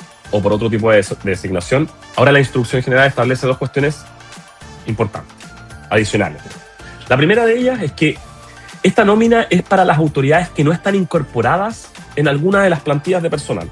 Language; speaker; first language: Spanish; native; Spanish